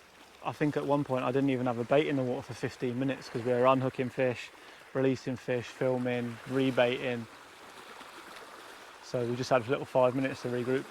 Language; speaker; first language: English; native; English